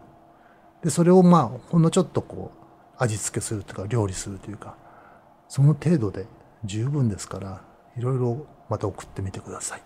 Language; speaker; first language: Japanese; native; Japanese